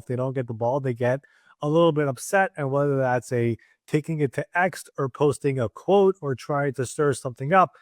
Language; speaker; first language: English; native; English